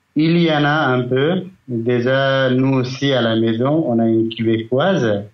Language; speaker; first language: French; non-native, fluent; Nepali